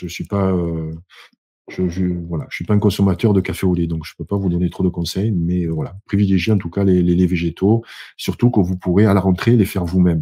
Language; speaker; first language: French; native; French